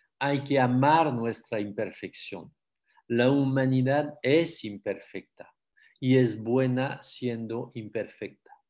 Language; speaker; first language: Spanish; non-native, fluent; French